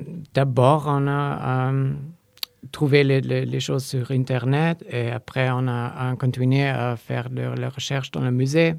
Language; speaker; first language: French; non-native, learner; Polish